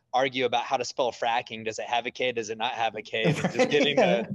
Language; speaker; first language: English; native; English